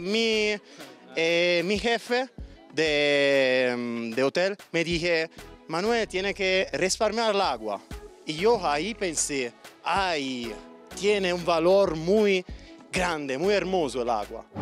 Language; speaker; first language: Spanish; non-native, learner; Italian